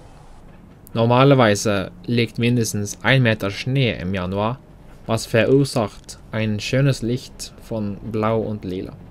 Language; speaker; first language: German; non-native, learner; Norwegian